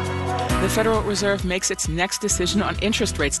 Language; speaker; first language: English; native; English